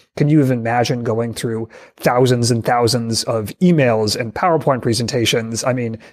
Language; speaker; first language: English; native; English